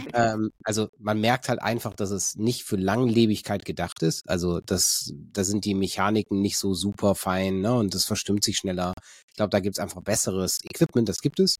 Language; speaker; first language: German; native; German